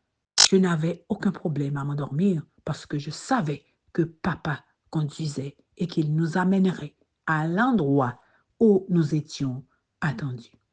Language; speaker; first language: French; non-native, local second language; Haitian Creole